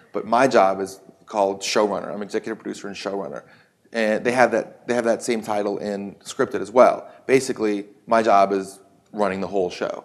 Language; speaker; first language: English; native; English